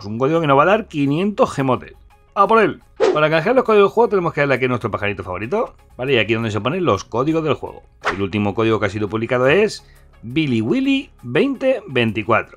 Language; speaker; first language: Spanish; native; Spanish